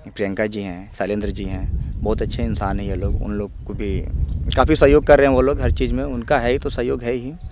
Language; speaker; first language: Hindi; native; Hindi